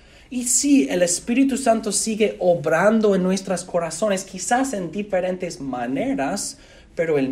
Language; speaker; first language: Spanish; non-native, fluent; English